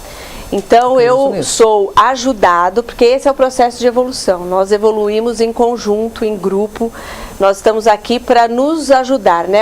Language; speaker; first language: Portuguese; native; Portuguese